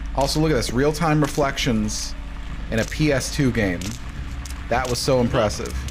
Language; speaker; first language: English; native; English